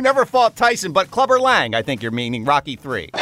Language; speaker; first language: English; native; English